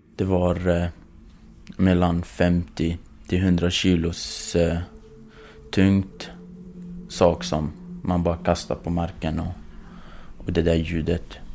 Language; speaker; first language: Swedish; non-native, fluent; Kurdish